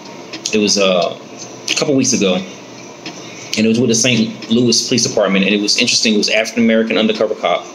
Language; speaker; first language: English; native; English